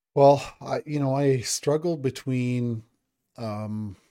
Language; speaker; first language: English; native; English